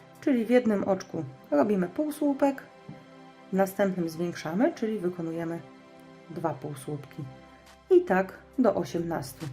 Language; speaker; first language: Polish; native; Polish